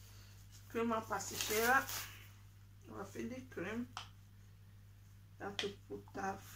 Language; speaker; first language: Italian; non-native, learner; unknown